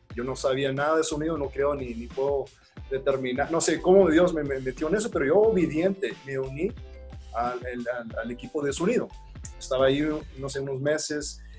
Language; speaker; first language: Spanish; early bilingual, heritage; Spanish